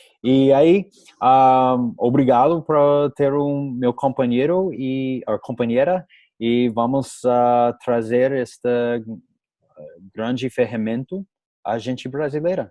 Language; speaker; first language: Portuguese; non-native, learner; English